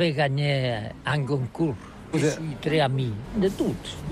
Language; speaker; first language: French; non-native, learner; Catalan